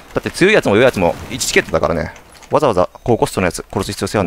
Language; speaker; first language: Japanese; native; Japanese